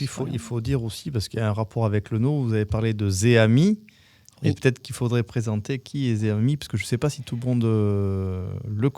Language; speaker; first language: French; native; French